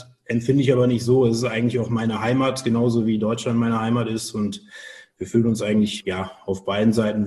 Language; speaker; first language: German; native; German